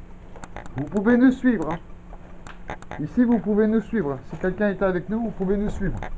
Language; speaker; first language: French; native; French